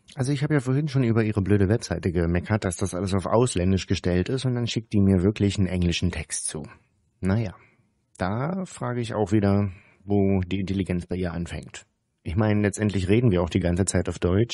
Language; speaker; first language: German; native; German